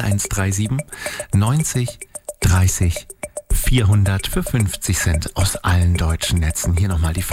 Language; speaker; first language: German; native; German